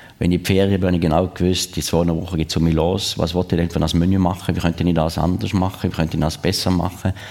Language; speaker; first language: German; non-native, local second language; French